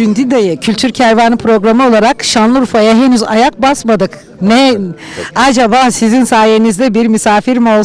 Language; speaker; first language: Turkish; native; Turkish